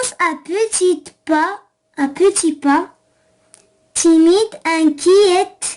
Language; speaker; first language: French; non-native, local second language; Arabic